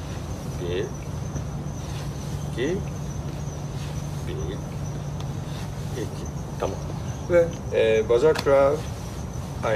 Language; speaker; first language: Turkish; non-native, learner; Japanese